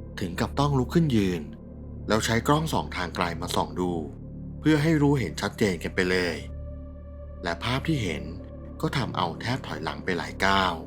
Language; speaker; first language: Thai; native; Thai